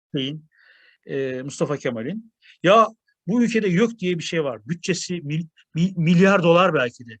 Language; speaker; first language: Turkish; native; Turkish